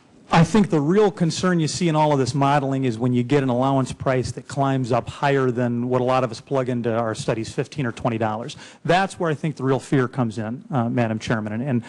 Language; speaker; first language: English; native; English